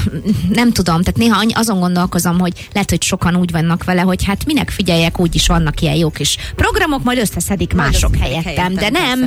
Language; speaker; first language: Hungarian; native; Hungarian